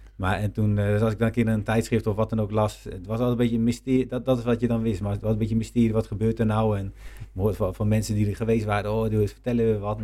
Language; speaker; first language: Dutch; native; Dutch